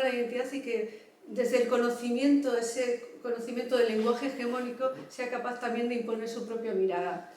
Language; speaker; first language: Spanish; native; Spanish